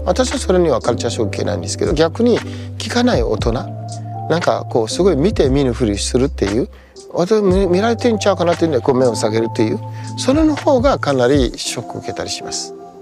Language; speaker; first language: Japanese; non-native, fluent; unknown